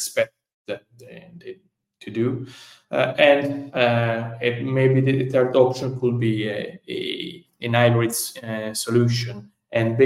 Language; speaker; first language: English; non-native, fluent; Italian